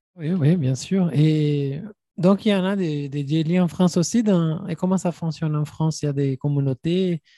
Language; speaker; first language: French; non-native, fluent; Portuguese